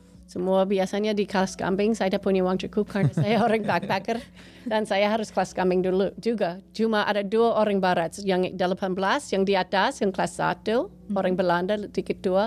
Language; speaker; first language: Indonesian; non-native, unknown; English